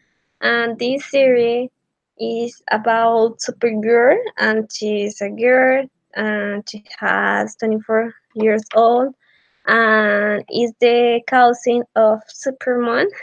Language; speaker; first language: English; non-native, learner; Spanish